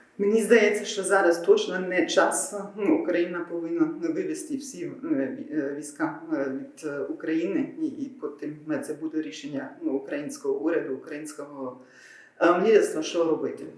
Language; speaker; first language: Ukrainian; non-native, fluent; German